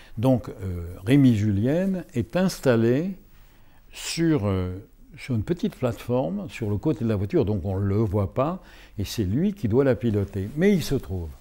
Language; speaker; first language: French; native; French